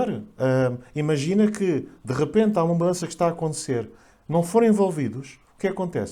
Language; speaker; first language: Portuguese; native; Portuguese